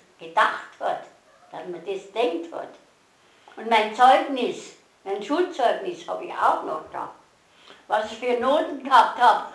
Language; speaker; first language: German; native; German